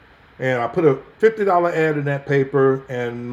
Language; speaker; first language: English; native; English